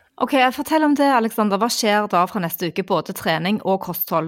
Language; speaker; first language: Norwegian; native; Norwegian